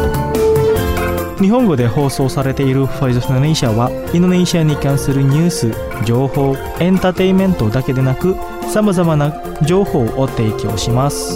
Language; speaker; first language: Japanese; non-native, fluent; Indonesian